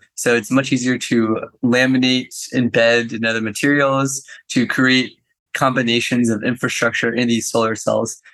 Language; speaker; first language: English; native; English